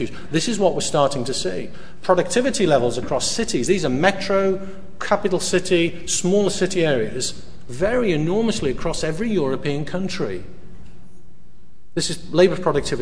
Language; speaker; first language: English; native; English